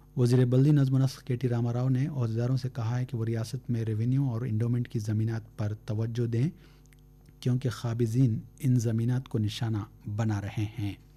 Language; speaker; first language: Hindi; native; Hindi